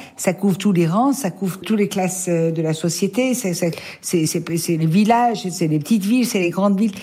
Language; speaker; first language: French; non-native, fluent; Persian